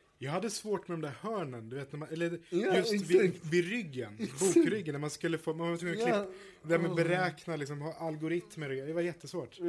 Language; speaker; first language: Swedish; native; Swedish